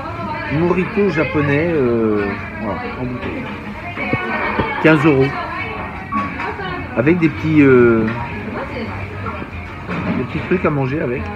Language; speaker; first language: French; native; French